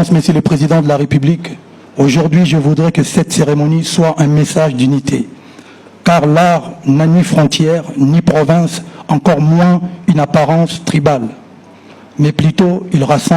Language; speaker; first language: French; non-native, local second language; Lingala